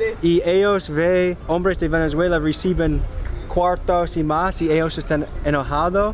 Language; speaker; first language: Spanish; non-native, learner; English